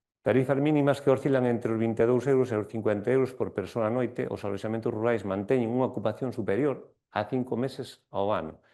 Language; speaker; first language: Galician; non-native, local second language; Spanish